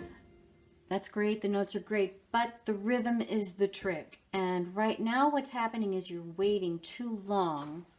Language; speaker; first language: English; native; English